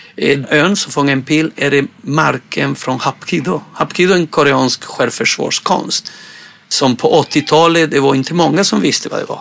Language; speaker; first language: Swedish; non-native, fluent; Spanish